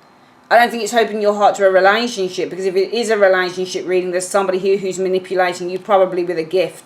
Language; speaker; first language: English; native; English